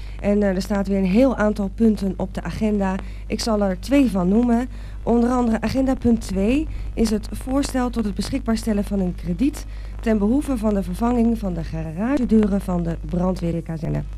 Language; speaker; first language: Dutch; native; Dutch